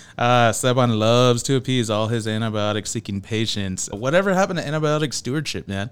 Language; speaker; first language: English; native; English